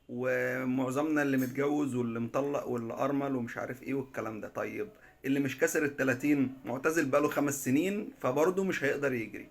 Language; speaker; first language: Arabic; native; Arabic